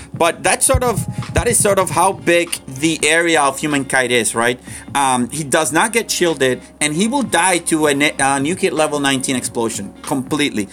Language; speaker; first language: English; non-native, fluent; Spanish